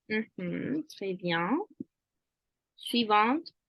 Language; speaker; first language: French; non-native, fluent; Spanish